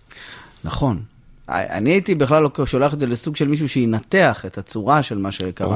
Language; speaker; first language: Hebrew; native; Hebrew